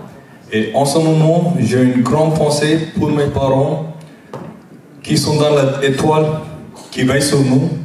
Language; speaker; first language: French; non-native, fluent; Tamil